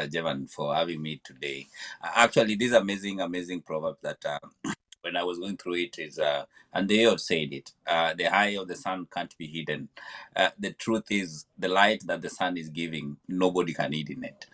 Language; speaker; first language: English; non-native, local second language; Luo (Kenya and Tanzania)